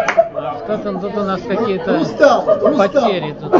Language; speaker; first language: Russian; native; Russian